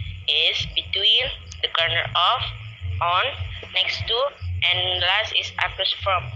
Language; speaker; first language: English; non-native, learner; Indonesian